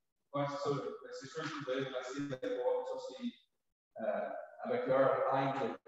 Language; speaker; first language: French; native; French